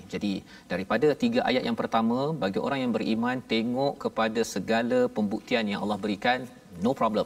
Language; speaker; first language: Malay; native; Malay